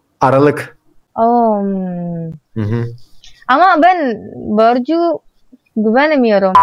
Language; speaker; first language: Turkish; non-native, learner; Indonesian